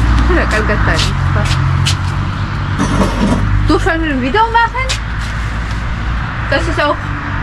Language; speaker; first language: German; non-native, learner; Georgian